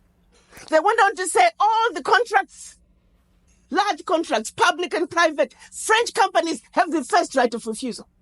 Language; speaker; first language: English; non-native, local second language; Shona